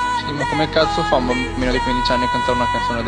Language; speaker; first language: Italian; native; Italian